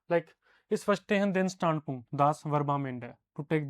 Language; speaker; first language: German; non-native, fluent; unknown